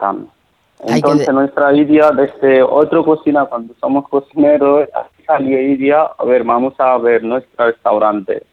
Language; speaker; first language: Spanish; non-native, learner; Nepali